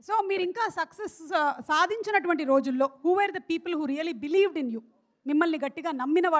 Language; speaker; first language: Telugu; native; Telugu